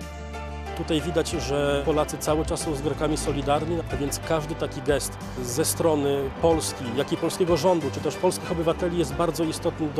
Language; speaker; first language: Polish; native; Polish